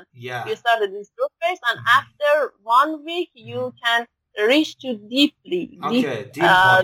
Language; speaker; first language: English; non-native, learner; Persian